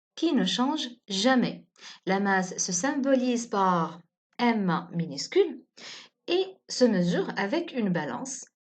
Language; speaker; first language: French; non-native, local second language; Arabic